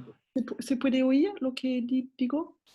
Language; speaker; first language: Spanish; non-native, fluent; French